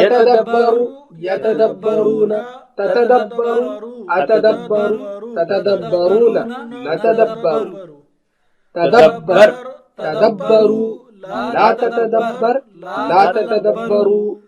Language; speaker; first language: Arabic; non-native, learner; Urdu